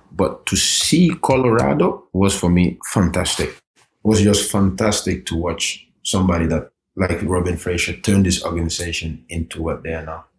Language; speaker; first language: English; early bilingual, other home language; Norwegian